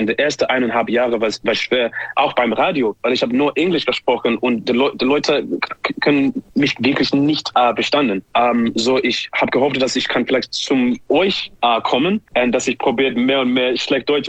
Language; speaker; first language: German; non-native, learner; English